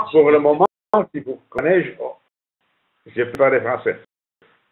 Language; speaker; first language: French; non-native, learner; Italian